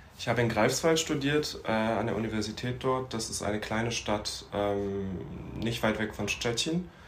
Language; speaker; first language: German; native; German